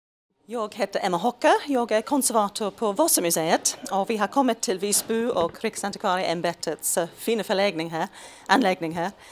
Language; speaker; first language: Swedish; non-native, fluent; English